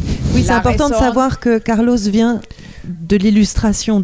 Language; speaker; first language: French; native; French